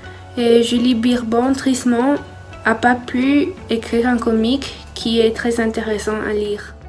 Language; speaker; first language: French; non-native, learner; Spanish